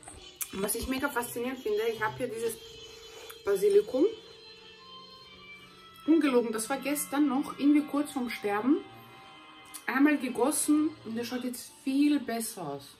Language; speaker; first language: German; early bilingual, heritage; German